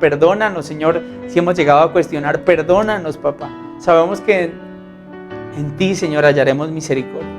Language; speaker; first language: Spanish; native; Spanish